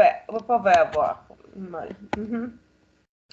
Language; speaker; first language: French; non-native, learner; Russian